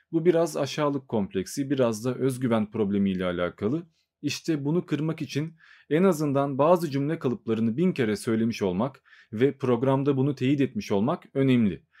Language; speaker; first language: Turkish; native; Turkish